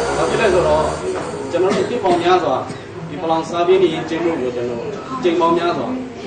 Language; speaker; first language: Burmese; non-native, local second language; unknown